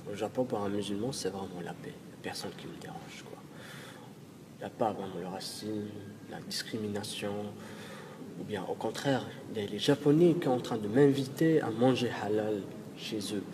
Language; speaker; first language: French; non-native, local second language; Arabic